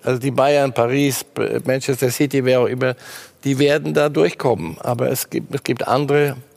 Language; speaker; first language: German; native; German